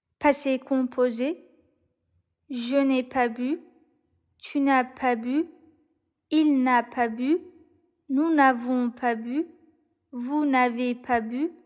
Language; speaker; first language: French; non-native, learner; Turkish